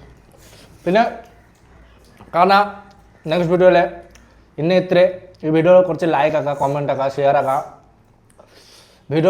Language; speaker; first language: Malayalam; early bilingual, heritage; Malayalam